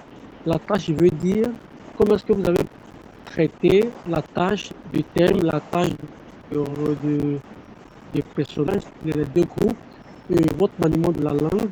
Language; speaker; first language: French; non-native, fluent; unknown